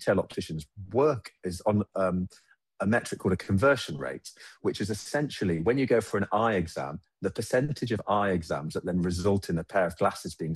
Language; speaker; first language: English; native; English